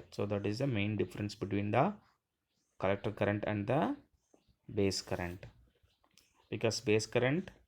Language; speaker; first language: English; non-native, local second language; Tamil